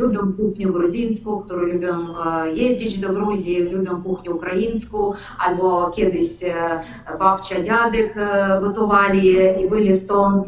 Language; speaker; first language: Polish; non-native, learner; Ukrainian